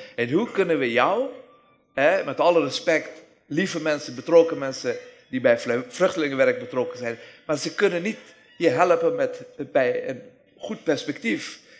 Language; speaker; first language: Dutch; non-native, fluent; Persian